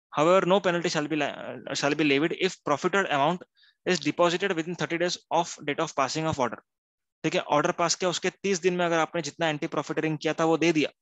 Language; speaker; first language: Hindi; non-native, local second language; Gujarati